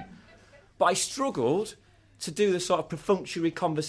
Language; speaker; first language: English; native; English